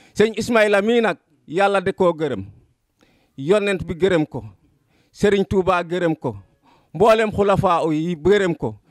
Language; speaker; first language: Wolof; non-native, local second language; Serer